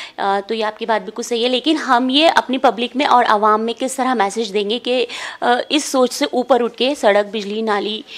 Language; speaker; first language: Hindi; native; Hindi